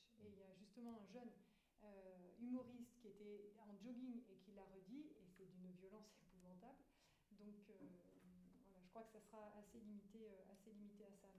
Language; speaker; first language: French; native; French